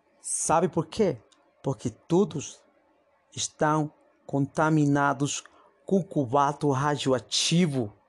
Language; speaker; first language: Portuguese; non-native, fluent; Spanish